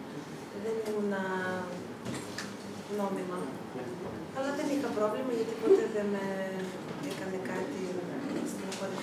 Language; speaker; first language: Greek; early bilingual, other home language; Russian